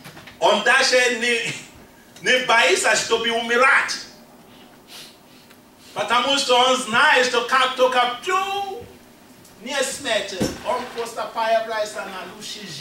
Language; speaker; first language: Russian; non-native, fluent; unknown